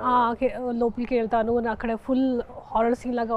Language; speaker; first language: Telugu; non-native, fluent; Hindi